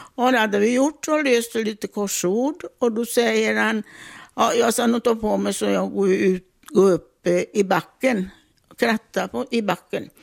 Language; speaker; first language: Swedish; non-native, fluent; Italian